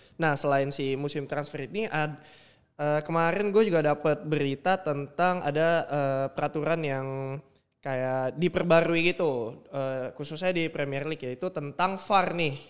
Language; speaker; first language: Indonesian; native; Indonesian